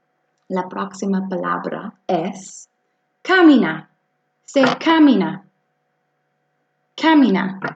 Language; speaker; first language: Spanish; non-native, fluent; English